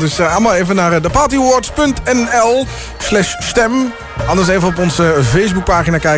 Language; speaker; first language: Dutch; native; Dutch